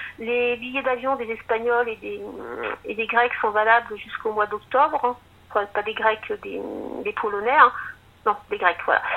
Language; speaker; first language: French; native; French